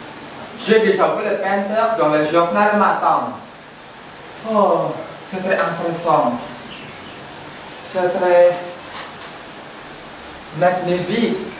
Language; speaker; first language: French; non-native, learner; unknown